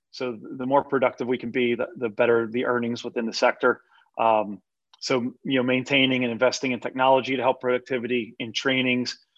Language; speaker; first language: English; native; English